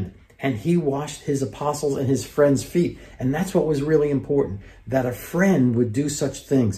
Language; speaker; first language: English; native; English